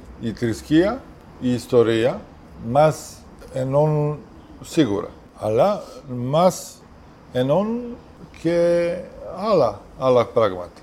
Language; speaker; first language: Greek; non-native, fluent; Serbian